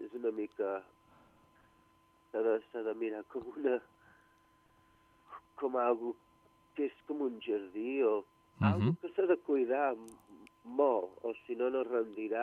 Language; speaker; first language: Catalan; early bilingual, heritage; Catalan